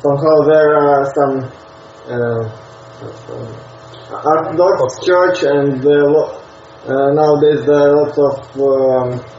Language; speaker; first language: English; non-native, learner; Russian